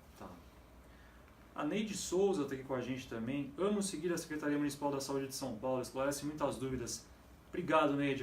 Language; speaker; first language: Portuguese; native; Portuguese